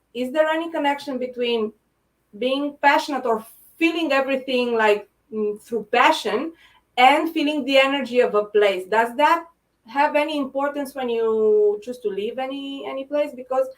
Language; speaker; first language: English; non-native, fluent; Romanian